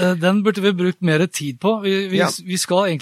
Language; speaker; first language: Norwegian; native; Norwegian